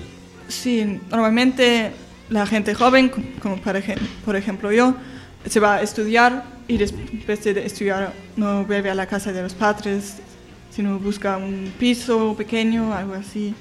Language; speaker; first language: Spanish; non-native, fluent; German